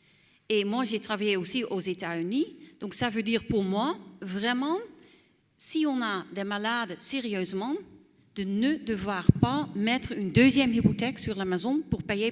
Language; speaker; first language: French; non-native, fluent; Dutch